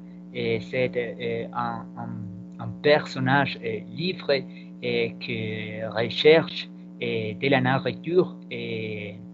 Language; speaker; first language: French; non-native, learner; Spanish